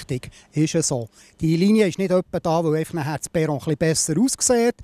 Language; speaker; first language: German; native; German